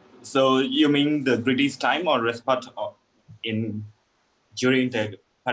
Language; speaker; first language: English; non-native, learner; Burmese